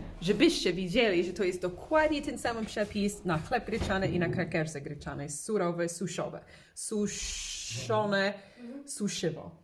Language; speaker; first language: Polish; non-native, learner; English